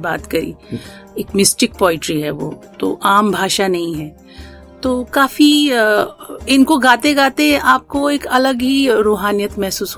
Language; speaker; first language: Hindi; non-native, local second language; Kashmiri